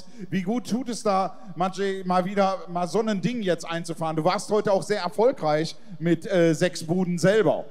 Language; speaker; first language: German; native; German